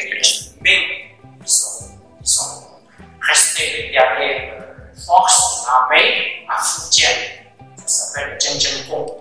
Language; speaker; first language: French; non-native, learner; Chinese